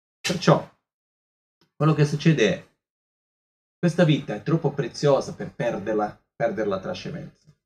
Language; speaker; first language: Italian; non-native, fluent; Portuguese